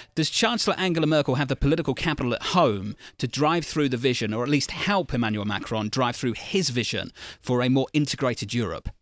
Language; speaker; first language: English; native; English